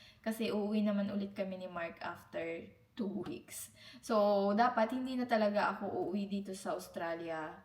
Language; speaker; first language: Filipino; non-native, local second language; Cebuano